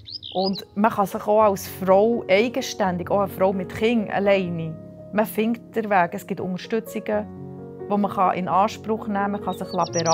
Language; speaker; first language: German; native; German